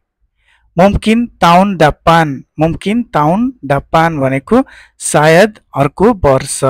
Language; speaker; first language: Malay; non-native, fluent; Nepali